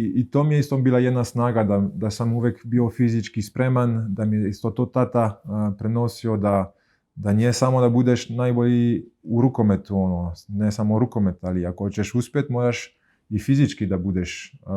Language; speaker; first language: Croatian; early bilingual, heritage; Croatian